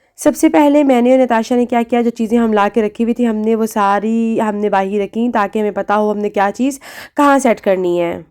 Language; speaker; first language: Urdu; native; Urdu